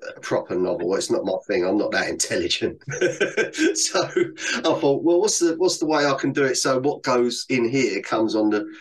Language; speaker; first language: English; native; English